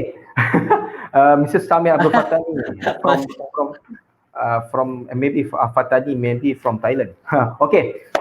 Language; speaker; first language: English; non-native, local second language; Malay